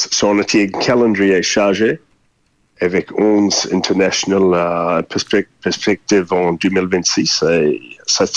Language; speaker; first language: French; non-native, fluent; English